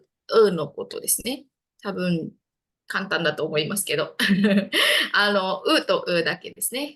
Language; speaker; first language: Japanese; non-native, fluent; Indonesian